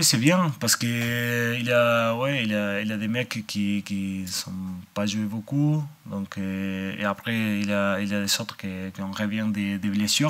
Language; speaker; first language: French; non-native, fluent; English